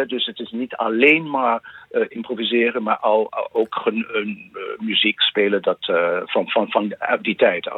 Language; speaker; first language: Dutch; non-native, fluent; English